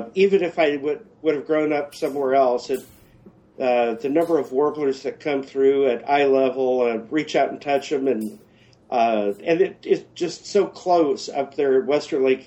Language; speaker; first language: English; native; English